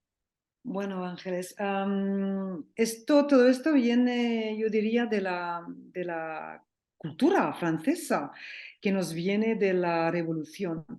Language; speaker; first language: Spanish; non-native, fluent; French